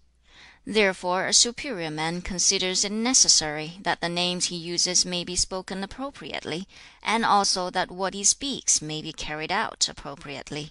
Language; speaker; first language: English; non-native, fluent; Chinese